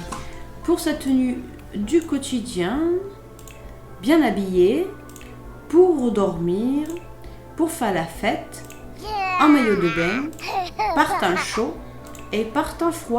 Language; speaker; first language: French; native; French